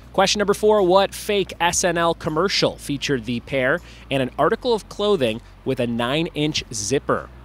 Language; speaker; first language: English; native; English